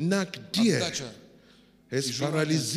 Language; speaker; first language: German; non-native, learner; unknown